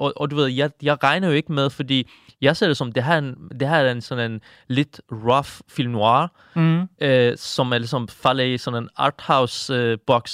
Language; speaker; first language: Danish; non-native, fluent; Persian